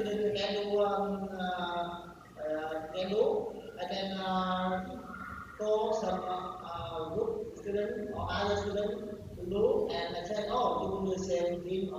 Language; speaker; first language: English; non-native, learner; Vietnamese